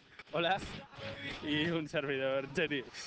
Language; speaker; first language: Spanish; native; Spanish